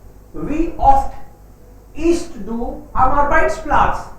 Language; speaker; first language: German; non-native, fluent; Hindi